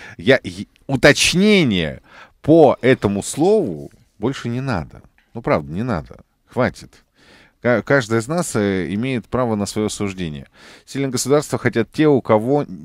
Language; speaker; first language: Russian; native; Russian